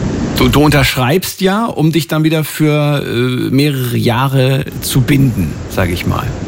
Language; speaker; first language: German; native; German